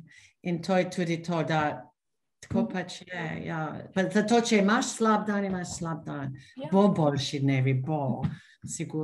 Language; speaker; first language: Slovenian; non-native, fluent; English